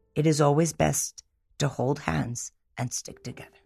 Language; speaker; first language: English; early bilingual, other home language; Spanish